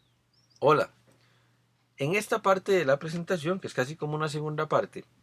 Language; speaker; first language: Spanish; native; Spanish